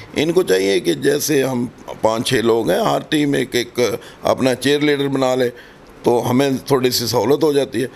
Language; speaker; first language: Urdu; non-native, local second language; Punjabi